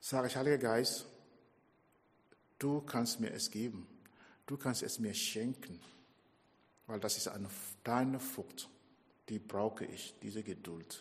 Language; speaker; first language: German; non-native, fluent; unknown